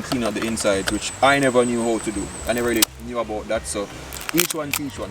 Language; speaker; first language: English; native; English